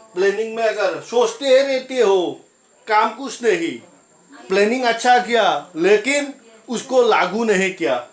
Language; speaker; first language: Hindi; non-native, local second language; Assamese